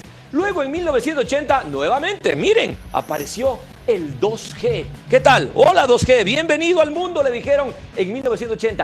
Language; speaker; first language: Spanish; native; Spanish